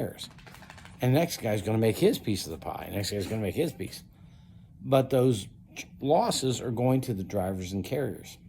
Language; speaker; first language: English; native; English